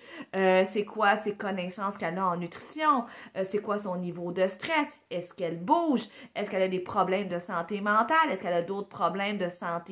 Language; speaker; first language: French; native; French